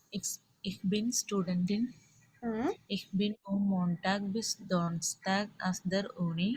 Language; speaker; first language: German; non-native, learner; Malayalam